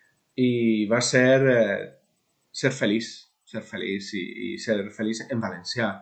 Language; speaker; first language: Catalan; non-native, local second language; Spanish